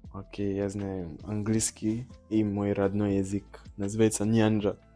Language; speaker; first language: Russian; non-native, learner; Nyanja